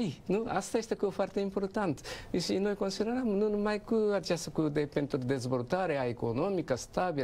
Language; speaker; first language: Romanian; non-native, learner; Japanese